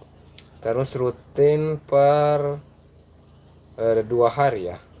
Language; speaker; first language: Indonesian; native; Indonesian